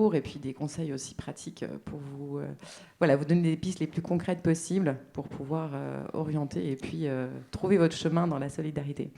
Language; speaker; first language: French; native; French